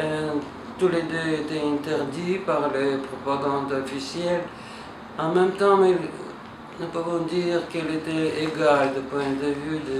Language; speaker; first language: French; non-native, fluent; Russian